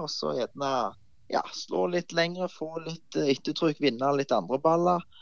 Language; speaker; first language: Norwegian; native; Norwegian